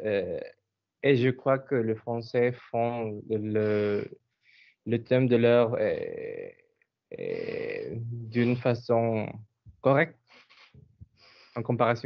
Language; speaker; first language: French; non-native, learner; Spanish